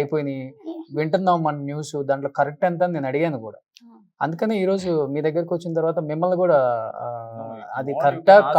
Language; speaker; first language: Telugu; native; Telugu